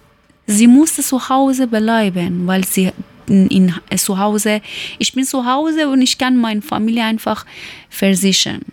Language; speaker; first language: German; non-native, learner; Persian